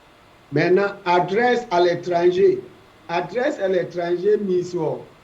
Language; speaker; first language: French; non-native, fluent; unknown